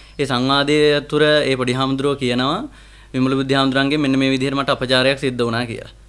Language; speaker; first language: Sinhala; native; Sinhala